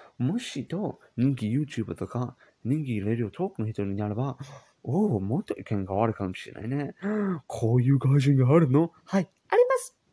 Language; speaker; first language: Japanese; non-native, learner; English